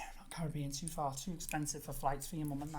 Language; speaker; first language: English; native; English